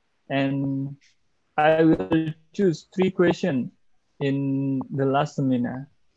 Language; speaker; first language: English; non-native, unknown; Indonesian